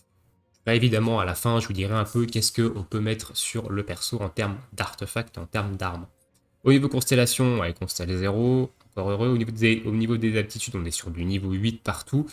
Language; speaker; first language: French; native; French